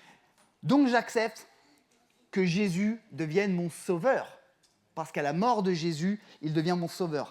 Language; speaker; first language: French; native; French